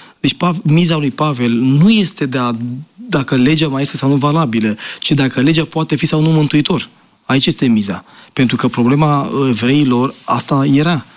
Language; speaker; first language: Romanian; native; Romanian